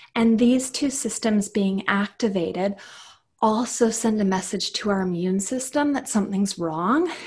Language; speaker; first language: English; native; English